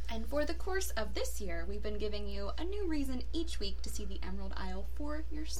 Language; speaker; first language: English; native; English